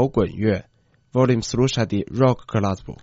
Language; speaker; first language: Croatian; non-native, fluent; Chinese